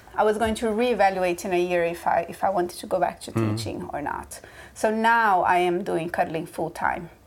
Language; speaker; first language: English; early bilingual, other home language; Portuguese